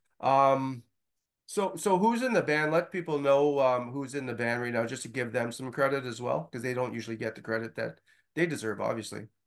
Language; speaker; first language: English; native; English